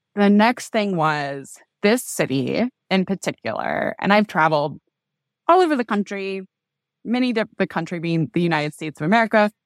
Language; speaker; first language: English; native; English